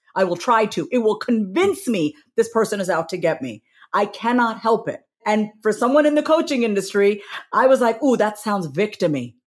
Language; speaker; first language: English; native; English